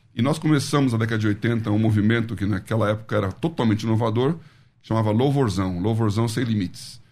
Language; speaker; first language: Portuguese; native; Portuguese